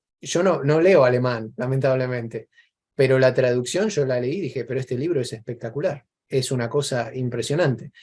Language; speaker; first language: Spanish; native; Spanish